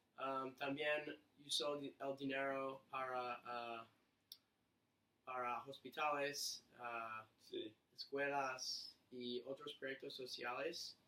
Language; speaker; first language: Spanish; non-native, learner; English